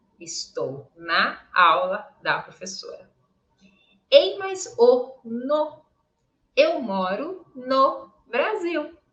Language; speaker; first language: Portuguese; native; Portuguese